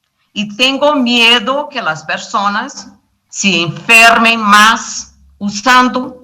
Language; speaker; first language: Spanish; non-native, learner; Portuguese